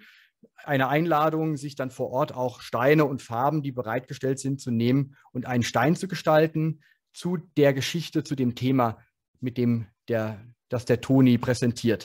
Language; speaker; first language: German; native; German